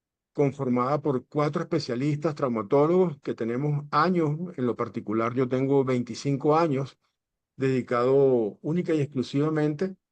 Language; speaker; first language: Spanish; native; Spanish